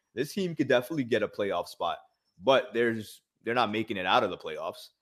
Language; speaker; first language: English; native; English